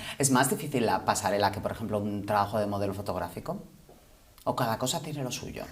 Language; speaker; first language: Spanish; native; Spanish